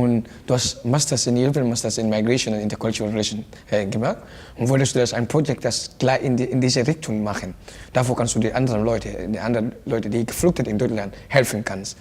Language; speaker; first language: German; non-native, learner; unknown